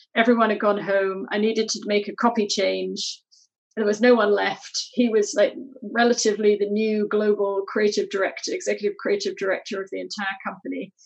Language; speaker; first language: English; native; English